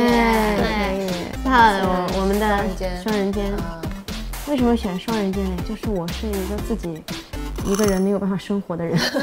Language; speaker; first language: Chinese; native; Chinese